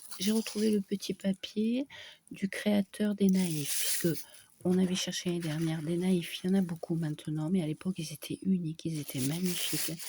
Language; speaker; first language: French; non-native, fluent; Spanish